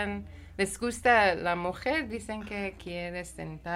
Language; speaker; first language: Spanish; non-native, learner; Persian